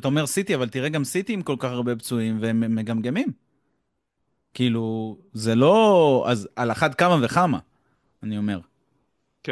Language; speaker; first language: Hebrew; native; Hebrew